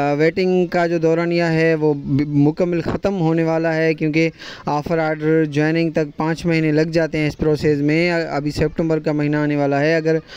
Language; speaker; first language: Urdu; non-native, local second language; Sindhi